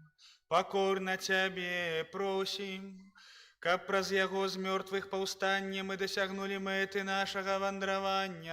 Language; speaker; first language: Belarusian; native; Belarusian